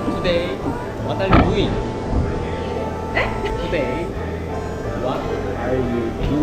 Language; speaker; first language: English; non-native, learner; Korean